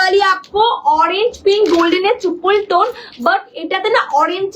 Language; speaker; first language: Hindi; non-native, local second language; Bangla